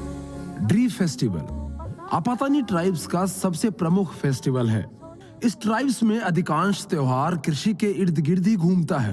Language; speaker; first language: Hindi; native; Hindi